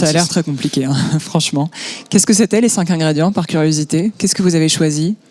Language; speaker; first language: French; native; French